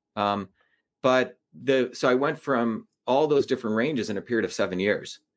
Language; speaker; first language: English; early bilingual, other home language; Tamil